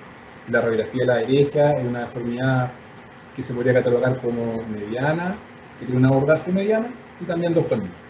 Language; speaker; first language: Spanish; native; Spanish